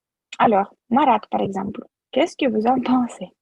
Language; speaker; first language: French; non-native, fluent; Russian